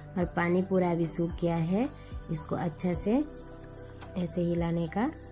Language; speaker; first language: Hindi; non-native, local second language; Bangla